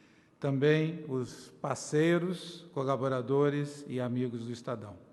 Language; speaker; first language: Portuguese; native; Portuguese